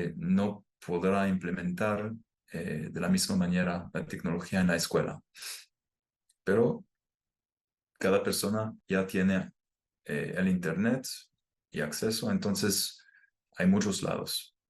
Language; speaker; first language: Spanish; non-native, fluent; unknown